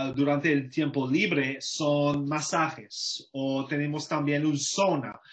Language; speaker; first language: Spanish; non-native, fluent; English